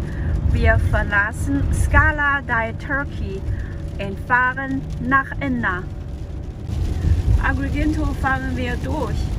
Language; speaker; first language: German; non-native, learner; Chinese